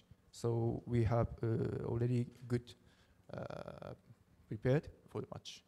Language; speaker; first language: English; non-native, learner; Japanese